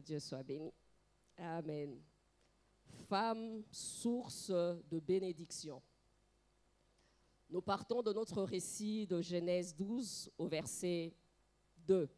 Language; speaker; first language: French; non-native, local second language; Lingala